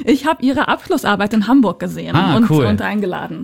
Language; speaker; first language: German; native; German